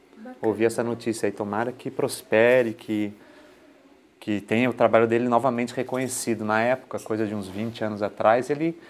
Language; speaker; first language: Portuguese; native; Portuguese